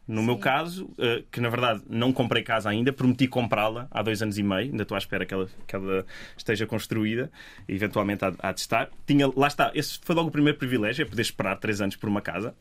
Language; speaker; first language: Portuguese; native; Portuguese